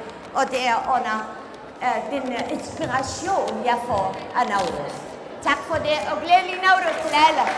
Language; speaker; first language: Danish; non-native, fluent; Central Kurdish